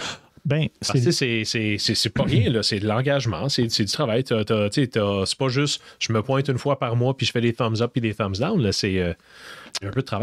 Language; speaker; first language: French; native; French